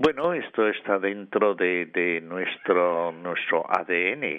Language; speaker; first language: Spanish; native; Spanish